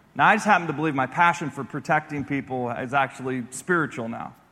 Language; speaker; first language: English; native; English